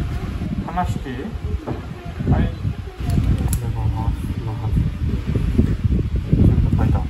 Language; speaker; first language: Japanese; native; Japanese